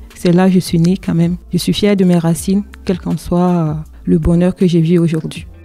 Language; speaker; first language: French; non-native, local second language; Dyula